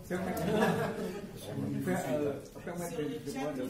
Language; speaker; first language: French; non-native, learner; Khmer